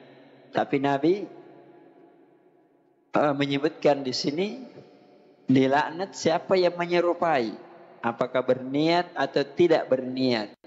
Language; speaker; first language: Indonesian; native; Indonesian